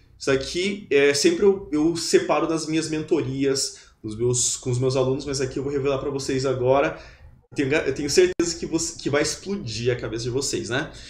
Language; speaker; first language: Portuguese; native; Portuguese